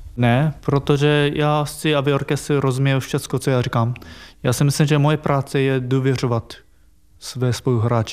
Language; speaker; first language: Czech; non-native, fluent; Japanese